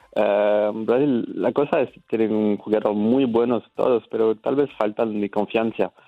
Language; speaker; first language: Spanish; non-native, fluent; French